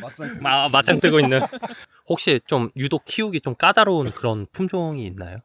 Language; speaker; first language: Korean; native; Korean